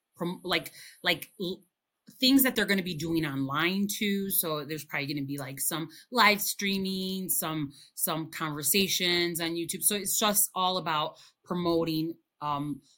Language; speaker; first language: English; early bilingual, other home language; Spanish